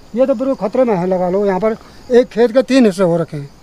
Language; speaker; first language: Hindi; native; Hindi